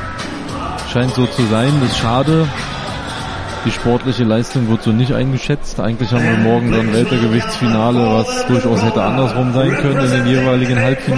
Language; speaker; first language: German; native; German